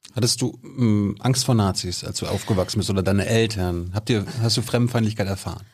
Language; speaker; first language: German; native; German